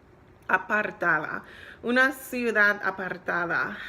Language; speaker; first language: Spanish; non-native, learner; English